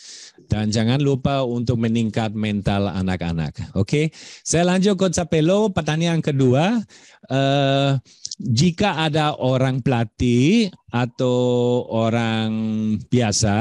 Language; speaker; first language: Indonesian; non-native, fluent; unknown